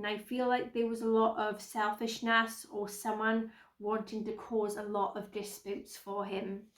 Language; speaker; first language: English; native; English